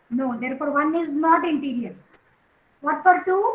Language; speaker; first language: English; non-native, local second language; Marathi